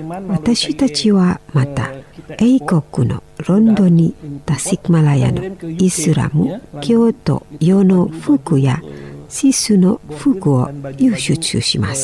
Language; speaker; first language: Japanese; non-native, fluent; Indonesian